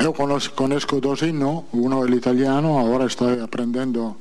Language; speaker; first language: Portuguese; non-native, fluent; Italian